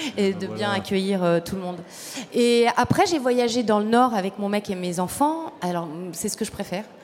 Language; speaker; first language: French; early bilingual, other home language; Spanish